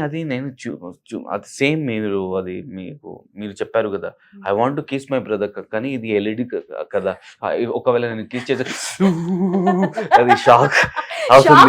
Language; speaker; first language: Telugu; non-native, learner; Hindi